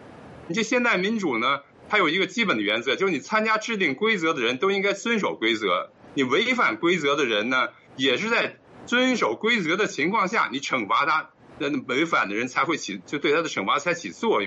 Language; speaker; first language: Chinese; native; Chinese